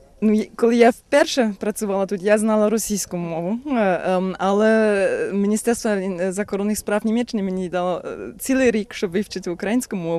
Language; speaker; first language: Ukrainian; non-native, fluent; German